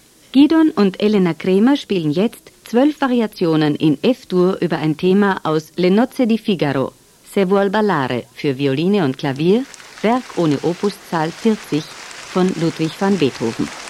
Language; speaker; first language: German; native; German